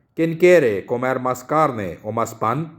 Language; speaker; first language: Spanish; non-native, learner; Urdu